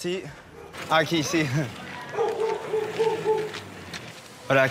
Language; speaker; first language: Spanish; non-native, learner; French